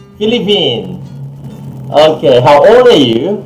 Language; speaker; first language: English; non-native, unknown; Thai